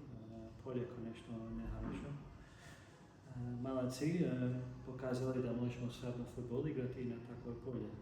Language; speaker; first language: Russian; non-native, learner; Serbian